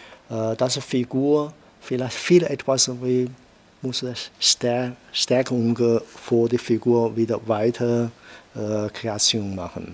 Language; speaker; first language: German; non-native, learner; Chinese